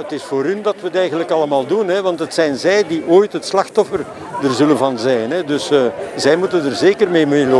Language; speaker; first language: Dutch; native; Dutch